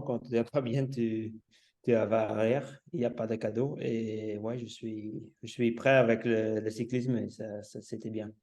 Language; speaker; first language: French; non-native, local second language; Dutch